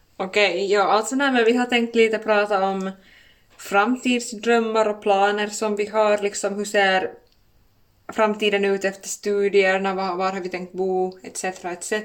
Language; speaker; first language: Swedish; native; Swedish